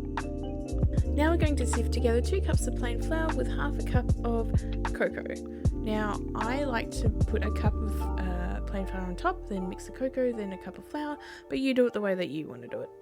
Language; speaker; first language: English; native; English